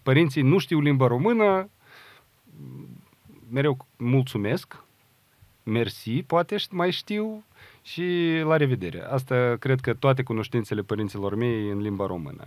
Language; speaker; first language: Romanian; non-native, local second language; Russian